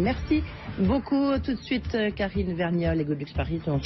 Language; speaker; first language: French; native; French